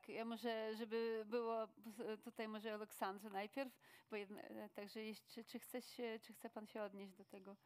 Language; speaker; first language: Polish; non-native, fluent; Ukrainian